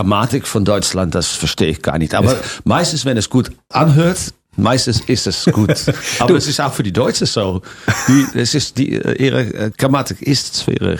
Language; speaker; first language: German; non-native, fluent; Dutch